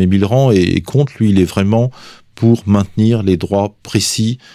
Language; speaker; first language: French; native; French